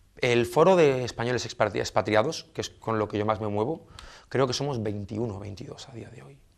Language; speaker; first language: Spanish; native; Spanish